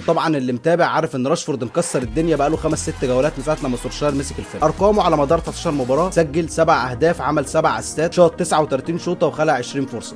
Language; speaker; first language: Arabic; native; Arabic